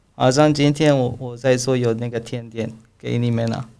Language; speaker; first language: Chinese; non-native, learner; Spanish